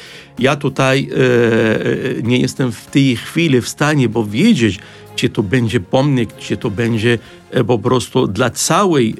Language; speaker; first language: Polish; non-native, fluent; Arabic